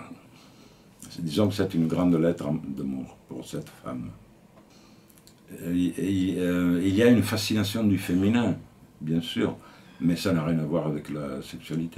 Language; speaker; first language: French; native; French